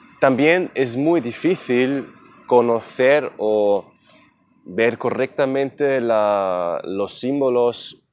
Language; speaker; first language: Spanish; non-native, fluent; German